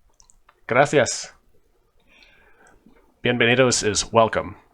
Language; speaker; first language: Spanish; non-native, learner; English